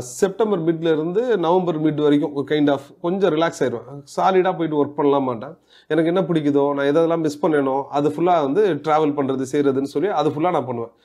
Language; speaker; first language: Tamil; native; Tamil